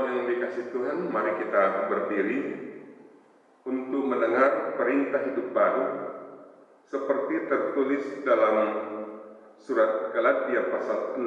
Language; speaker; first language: Indonesian; native; Indonesian